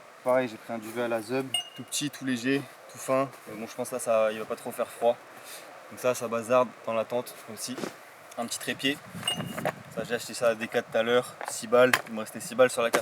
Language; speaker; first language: French; native; French